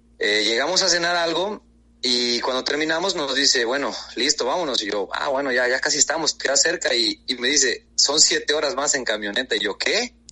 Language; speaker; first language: Spanish; native; Spanish